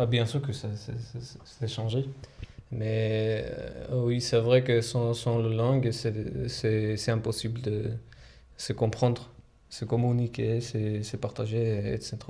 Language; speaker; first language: French; non-native, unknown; Georgian